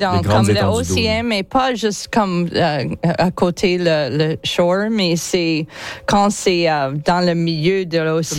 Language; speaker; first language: French; non-native, learner; English